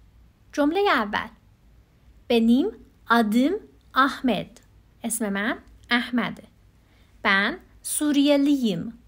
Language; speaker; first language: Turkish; non-native, fluent; Persian